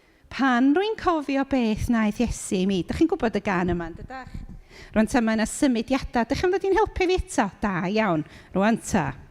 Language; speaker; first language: Welsh; native; Welsh